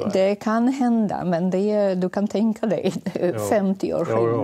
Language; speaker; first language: Swedish; non-native, fluent; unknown